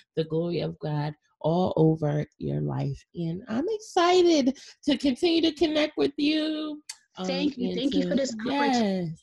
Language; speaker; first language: English; native; English